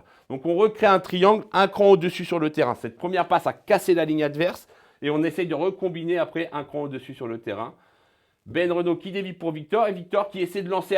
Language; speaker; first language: French; native; French